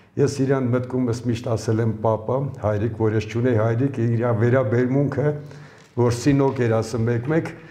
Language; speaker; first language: Armenian; early bilingual, other home language; Ukrainian